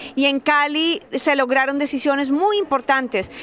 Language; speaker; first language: Spanish; native; Spanish